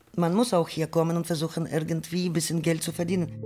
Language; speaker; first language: German; non-native, fluent; Ukrainian